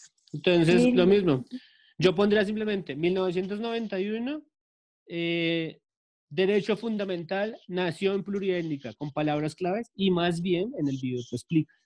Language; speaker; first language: Spanish; native; Spanish